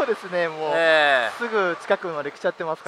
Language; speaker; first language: Japanese; native; Japanese